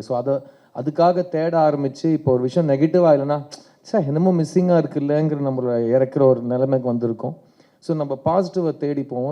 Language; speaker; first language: Tamil; native; Tamil